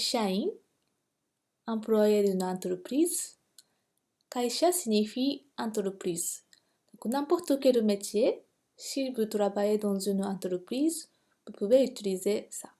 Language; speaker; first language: French; non-native, fluent; Japanese